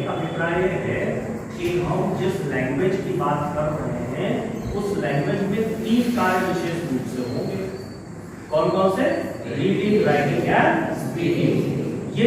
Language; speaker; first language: Hindi; native; Hindi